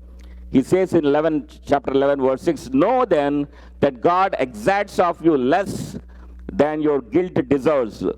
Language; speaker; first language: English; non-native, local second language; Telugu